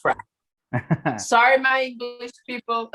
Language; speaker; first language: English; non-native, learner; Portuguese